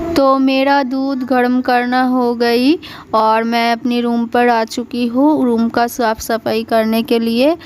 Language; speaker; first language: Hindi; non-native, local second language; Bangla